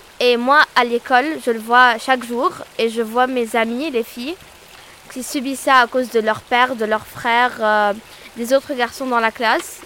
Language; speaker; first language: French; non-native, local second language; Arabic